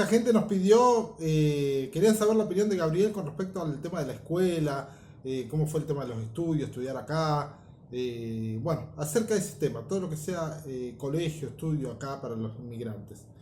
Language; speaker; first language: Spanish; native; Spanish